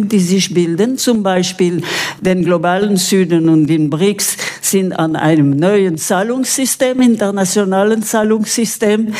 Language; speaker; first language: German; non-native, local second language; French